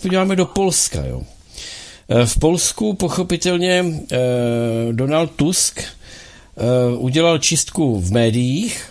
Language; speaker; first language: Czech; native; Czech